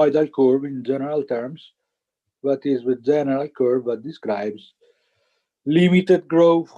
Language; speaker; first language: English; non-native, fluent; Italian